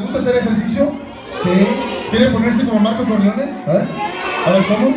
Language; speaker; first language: Spanish; native; Spanish